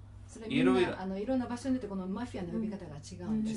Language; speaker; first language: Japanese; native; Japanese